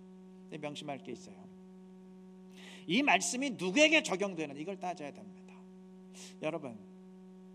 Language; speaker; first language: Korean; native; Korean